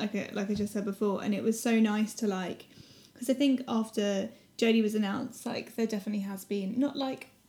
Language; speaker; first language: English; native; English